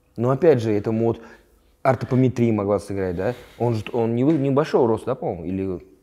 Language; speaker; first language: Russian; native; Russian